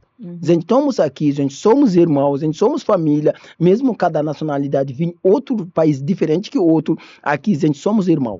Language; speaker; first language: Portuguese; non-native, learner; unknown